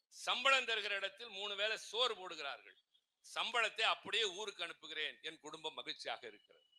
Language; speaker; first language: Tamil; native; Tamil